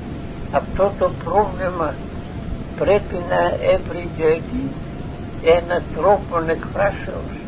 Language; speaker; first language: Greek; non-native, learner; Russian